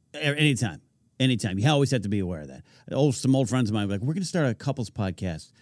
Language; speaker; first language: English; native; English